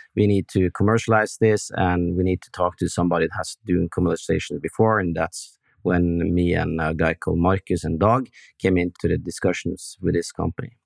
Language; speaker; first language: English; non-native, fluent; Norwegian